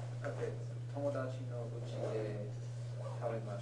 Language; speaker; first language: Japanese; non-native, learner; English